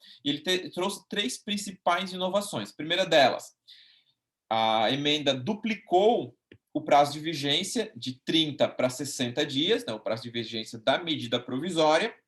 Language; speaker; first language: Portuguese; native; Portuguese